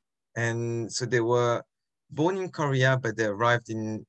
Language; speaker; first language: English; non-native, fluent; French